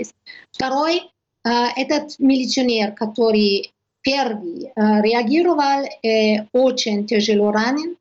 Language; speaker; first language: Russian; non-native, learner; German